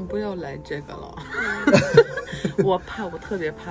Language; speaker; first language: Chinese; non-native, fluent; French